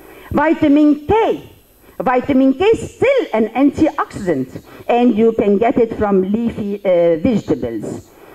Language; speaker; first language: English; non-native, fluent; Arabic